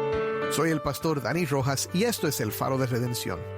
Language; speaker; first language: Spanish; native; Spanish